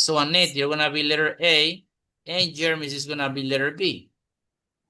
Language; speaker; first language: English; non-native, fluent; Spanish